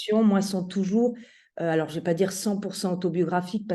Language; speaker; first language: French; native; French